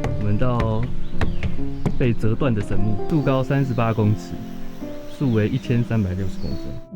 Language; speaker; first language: Chinese; native; Chinese